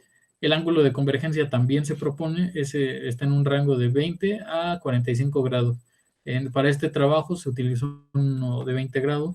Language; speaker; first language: Spanish; native; Spanish